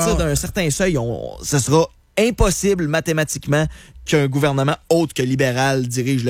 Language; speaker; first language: French; native; French